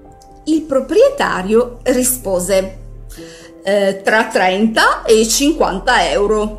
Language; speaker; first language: Italian; native; Italian